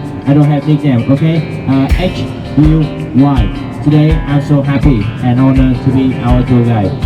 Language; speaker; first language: English; non-native, learner; Vietnamese